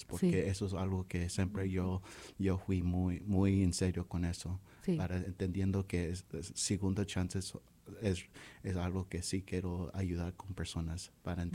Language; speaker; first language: Spanish; early bilingual, heritage; Spanish